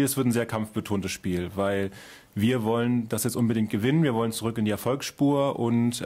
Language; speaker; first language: German; native; German